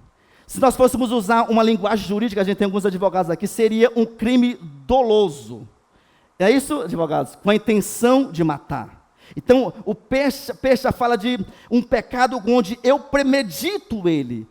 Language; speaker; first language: Portuguese; native; Portuguese